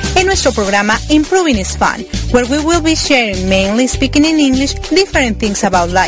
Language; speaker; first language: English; non-native, fluent; Spanish